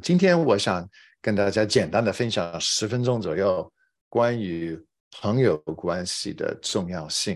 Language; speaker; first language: Chinese; non-native, fluent; English